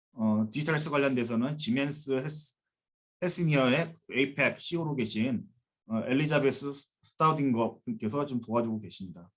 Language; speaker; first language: Korean; native; Korean